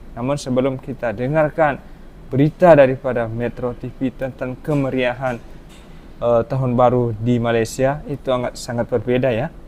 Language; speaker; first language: Malay; native; Malay